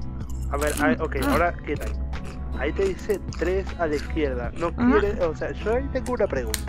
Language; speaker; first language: Spanish; native; Spanish